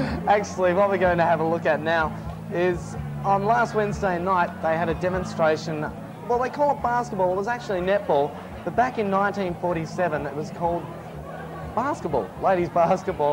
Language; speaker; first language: English; native; English